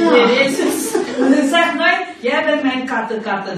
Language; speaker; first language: Dutch; non-native, learner; Indonesian